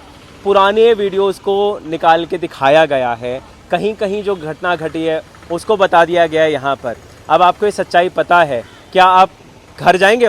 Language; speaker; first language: Hindi; native; Hindi